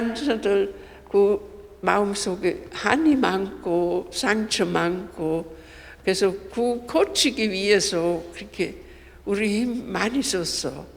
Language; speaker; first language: Korean; non-native, fluent; German